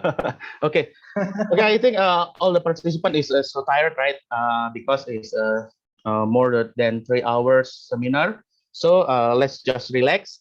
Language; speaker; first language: English; non-native, learner; Indonesian